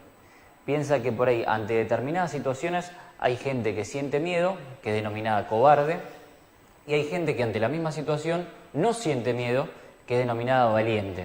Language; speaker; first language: Spanish; native; Spanish